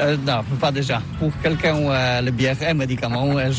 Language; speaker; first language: French; non-native, learner; Polish